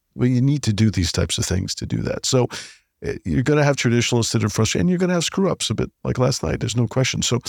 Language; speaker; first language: English; native; English